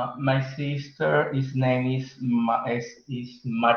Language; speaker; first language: English; non-native, learner; Spanish